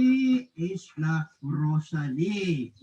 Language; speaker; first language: Spanish; non-native, learner; English